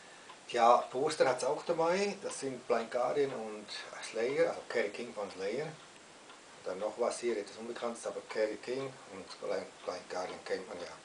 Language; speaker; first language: German; native; German